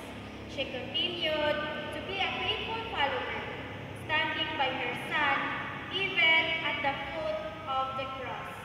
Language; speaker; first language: English; non-native, local second language; Hiligaynon